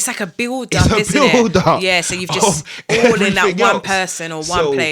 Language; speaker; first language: English; native; English